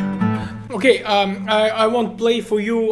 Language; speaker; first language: English; non-native, learner; Russian